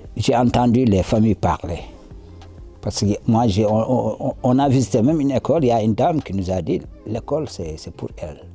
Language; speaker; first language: French; non-native, local second language; Wolof